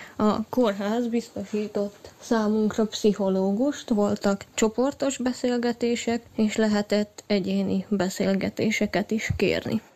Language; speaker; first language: Hungarian; native; Hungarian